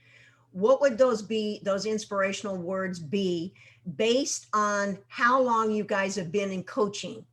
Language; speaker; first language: English; native; English